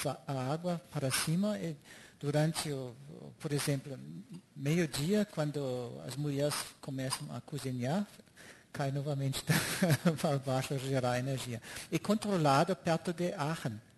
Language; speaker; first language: Portuguese; non-native, fluent; German